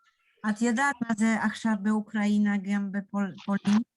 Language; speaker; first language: Hebrew; non-native, learner; Polish